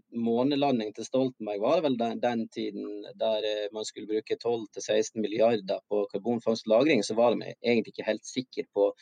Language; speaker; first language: Norwegian; native; Norwegian